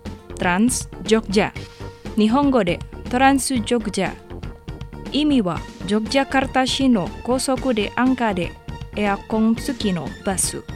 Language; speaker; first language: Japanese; non-native, fluent; Indonesian